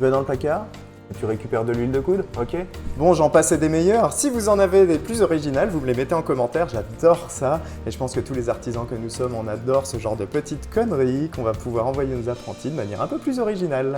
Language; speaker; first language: French; native; French